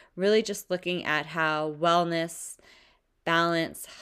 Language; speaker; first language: English; native; English